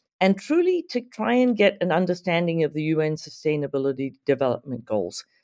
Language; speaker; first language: English; native; English